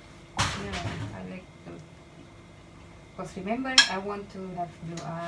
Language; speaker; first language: English; non-native, learner; Indonesian